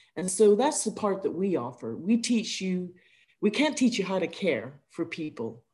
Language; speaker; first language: English; native; English